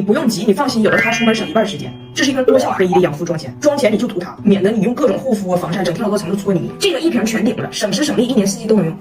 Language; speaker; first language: Chinese; native; Chinese